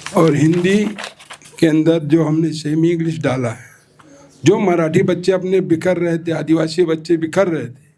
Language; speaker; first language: Hindi; non-native, local second language; Marathi